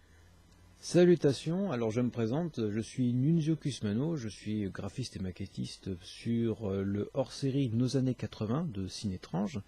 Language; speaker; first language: French; native; French